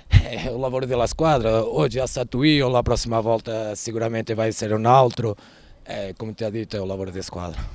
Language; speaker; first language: Italian; non-native, learner; Portuguese